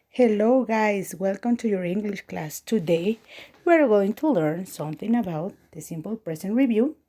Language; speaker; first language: English; non-native, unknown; Spanish